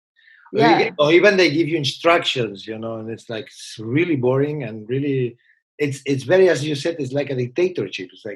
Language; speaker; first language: English; non-native, fluent; Spanish